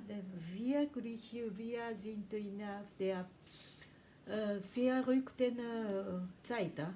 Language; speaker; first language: German; non-native, learner; Japanese